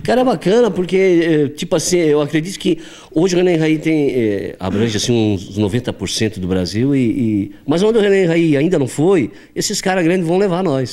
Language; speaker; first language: Portuguese; native; Portuguese